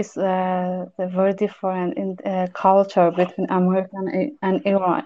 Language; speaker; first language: English; non-native, learner; Persian